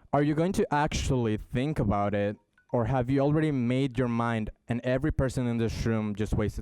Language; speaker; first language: English; early bilingual, other home language; Spanish